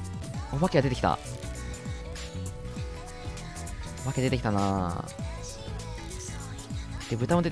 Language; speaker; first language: Japanese; native; Japanese